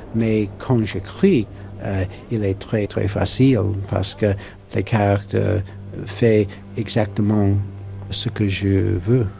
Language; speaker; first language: French; non-native, learner; English